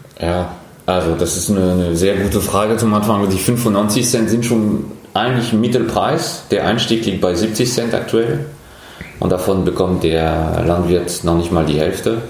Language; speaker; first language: German; non-native, fluent; French